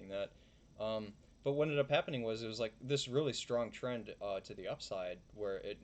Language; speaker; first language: English; native; English